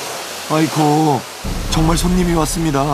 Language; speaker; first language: Korean; native; Korean